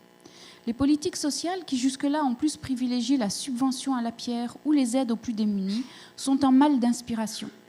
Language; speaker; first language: French; native; French